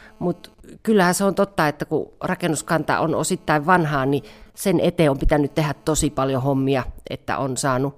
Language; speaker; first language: Finnish; native; Finnish